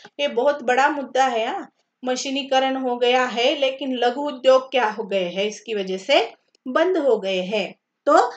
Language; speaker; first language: Hindi; non-native, local second language; Marathi